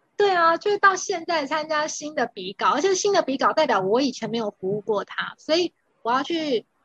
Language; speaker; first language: Chinese; native; Chinese